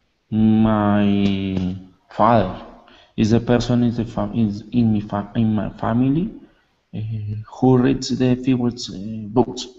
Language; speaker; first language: English; non-native, learner; Spanish